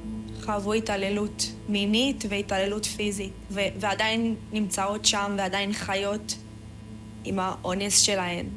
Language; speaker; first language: Hebrew; native; Hebrew